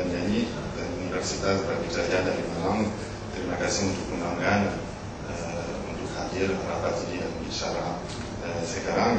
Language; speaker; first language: Indonesian; non-native, learner; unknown